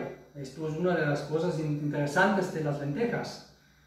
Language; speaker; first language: Spanish; non-native, fluent; German